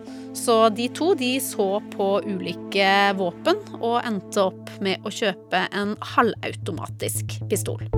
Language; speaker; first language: Norwegian; native; Norwegian